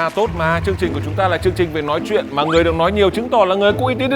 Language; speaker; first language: Vietnamese; native; Vietnamese